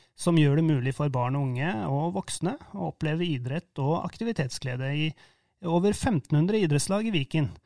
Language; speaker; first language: Norwegian; native; Norwegian